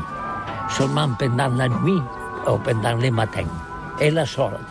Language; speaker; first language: French; non-native, learner; Spanish